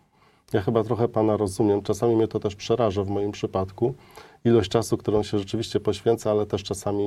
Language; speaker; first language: Polish; native; Polish